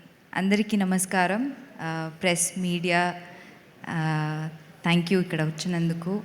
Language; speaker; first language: Telugu; non-native, learner; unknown